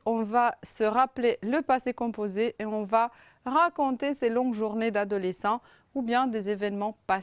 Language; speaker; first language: French; non-native, fluent; Romanian